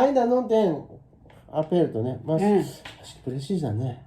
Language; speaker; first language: Portuguese; non-native, learner; Japanese